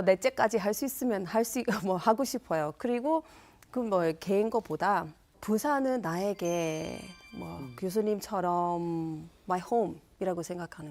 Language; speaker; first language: Korean; non-native, fluent; English